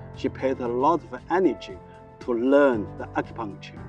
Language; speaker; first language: English; non-native, learner; Chinese